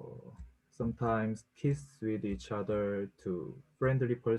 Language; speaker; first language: English; non-native, learner; Korean